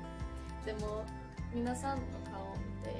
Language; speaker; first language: Japanese; non-native, learner; Ukrainian